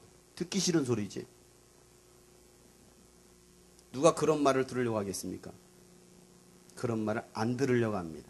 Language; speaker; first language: Korean; native; Korean